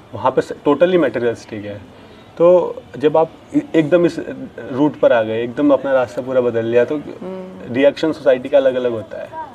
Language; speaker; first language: Hindi; native; Hindi